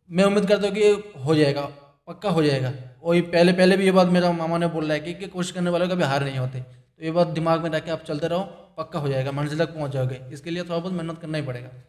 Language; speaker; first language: Hindi; non-native, local second language; Bangla